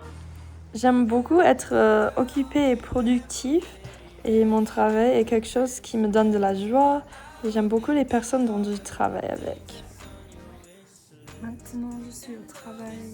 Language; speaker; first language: French; non-native, learner; English